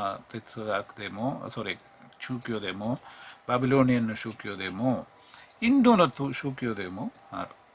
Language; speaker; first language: Japanese; non-native, fluent; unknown